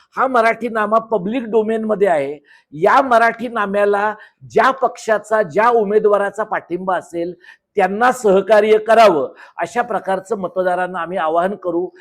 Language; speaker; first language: Marathi; native; Marathi